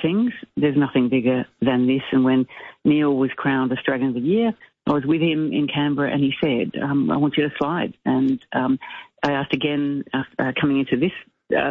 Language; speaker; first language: English; native; English